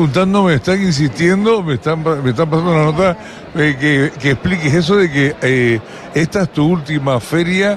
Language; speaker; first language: Spanish; native; Spanish